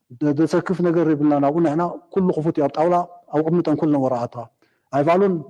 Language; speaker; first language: Tigrinya; native; Tigrinya